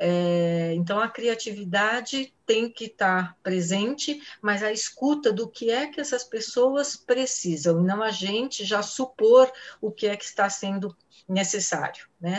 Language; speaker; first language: Portuguese; native; Portuguese